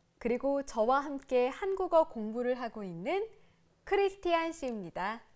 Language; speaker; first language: Korean; native; Korean